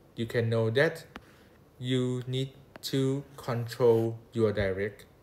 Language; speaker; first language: English; non-native, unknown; Thai